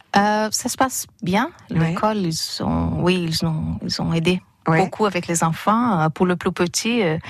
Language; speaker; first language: French; non-native, learner; Portuguese